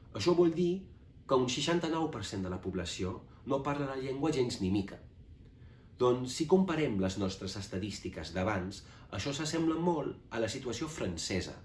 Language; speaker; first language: Catalan; non-native, fluent; English